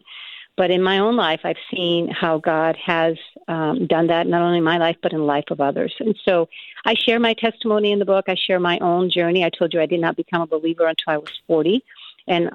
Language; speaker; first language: English; non-native, fluent; Spanish